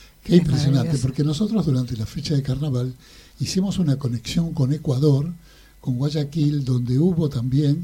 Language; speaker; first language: Spanish; native; Spanish